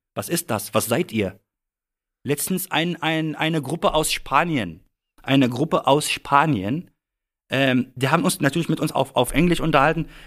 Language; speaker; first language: German; non-native, fluent; Arabic